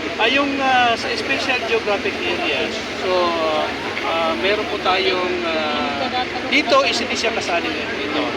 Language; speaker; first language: Filipino; non-native, local second language; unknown